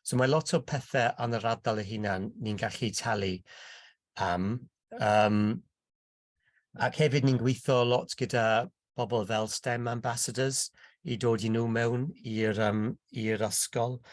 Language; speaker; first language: Welsh; non-native, local second language; English